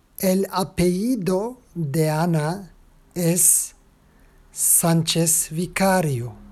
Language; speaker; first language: Spanish; non-native, fluent; Turkish